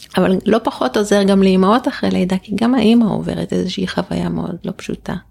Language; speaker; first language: Hebrew; native; Hebrew